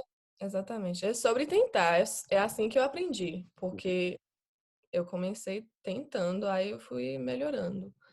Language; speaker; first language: Portuguese; non-native, fluent; English